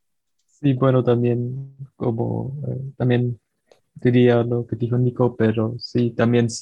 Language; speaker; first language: Spanish; early bilingual, heritage; Spanish